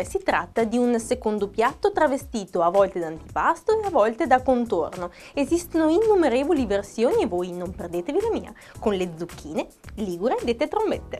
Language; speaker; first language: Italian; native; Italian